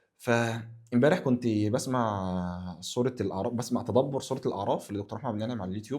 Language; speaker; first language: Arabic; native; Arabic